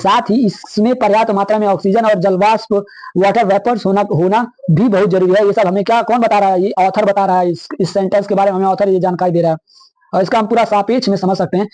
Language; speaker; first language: Hindi; native; Hindi